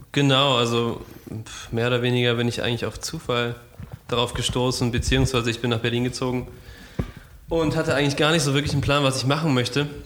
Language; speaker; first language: German; native; German